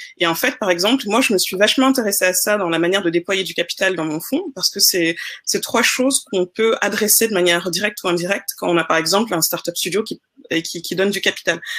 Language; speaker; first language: French; non-native, local second language; Wolof